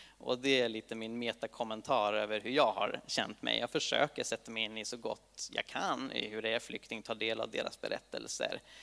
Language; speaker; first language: Swedish; native; Swedish